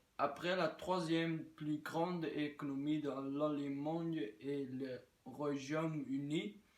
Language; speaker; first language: French; non-native, learner; Dutch